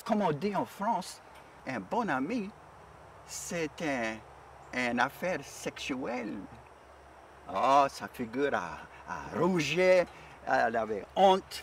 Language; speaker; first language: French; native; French